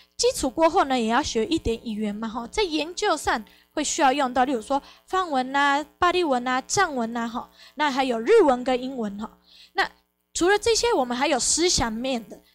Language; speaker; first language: Chinese; non-native, fluent; Spanish